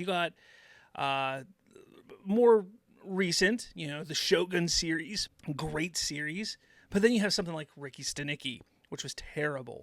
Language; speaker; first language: English; native; English